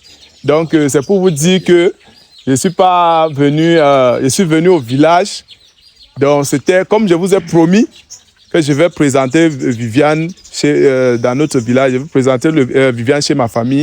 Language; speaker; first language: French; native; French